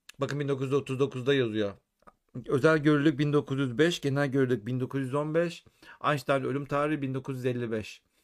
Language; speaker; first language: Turkish; native; Turkish